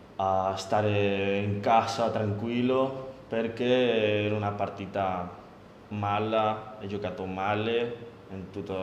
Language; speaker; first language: Italian; non-native, learner; Spanish